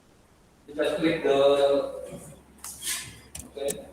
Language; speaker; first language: English; non-native, learner; Indonesian